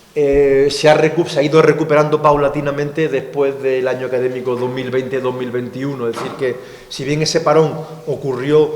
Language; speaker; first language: Spanish; native; Spanish